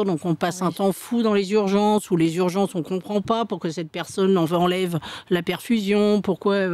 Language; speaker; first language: French; native; French